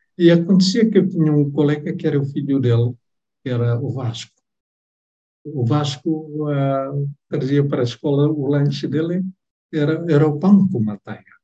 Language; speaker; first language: Portuguese; non-native, local second language; Tetum